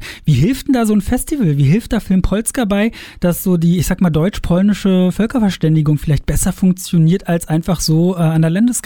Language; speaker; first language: German; native; German